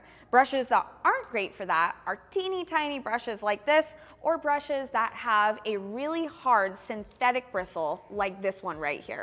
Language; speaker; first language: English; native; English